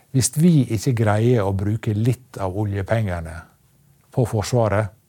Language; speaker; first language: Norwegian; native; Norwegian